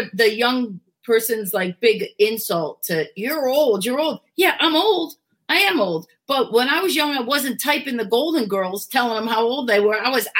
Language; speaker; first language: English; native; English